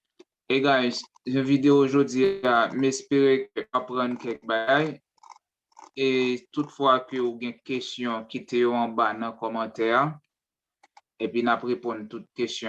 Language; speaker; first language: French; non-native, learner; Haitian Creole